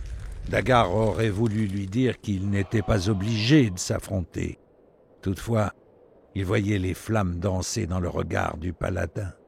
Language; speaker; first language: French; native; French